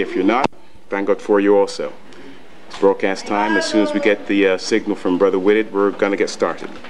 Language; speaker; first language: English; native; English